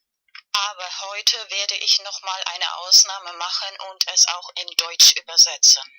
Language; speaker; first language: German; non-native, fluent; Spanish